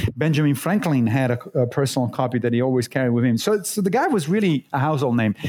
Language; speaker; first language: English; non-native, fluent; Italian